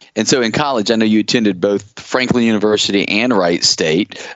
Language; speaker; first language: English; native; English